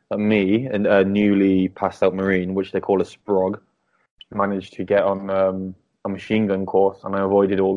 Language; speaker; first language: English; native; English